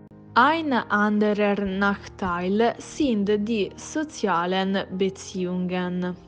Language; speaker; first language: German; non-native, learner; Italian